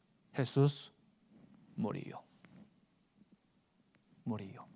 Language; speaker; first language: Spanish; non-native, fluent; Korean